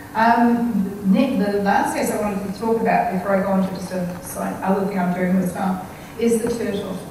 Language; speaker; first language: English; native; English